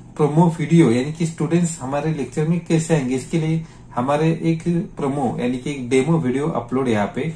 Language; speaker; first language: Hindi; non-native, local second language; Marathi